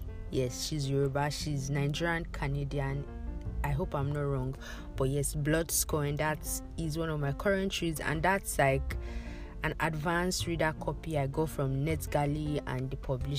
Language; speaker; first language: English; non-native, local second language; Yoruba